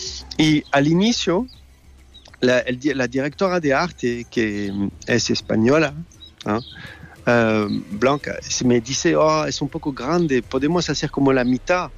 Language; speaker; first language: Spanish; non-native, learner; French